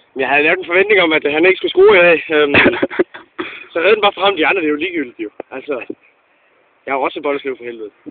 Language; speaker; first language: Danish; early bilingual, other home language; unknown